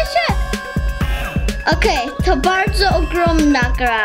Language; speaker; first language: Polish; early bilingual, heritage; Polish